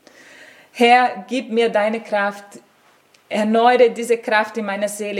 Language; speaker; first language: German; non-native, fluent; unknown